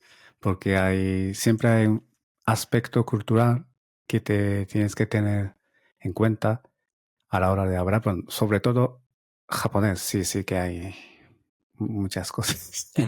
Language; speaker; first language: Spanish; non-native, fluent; Japanese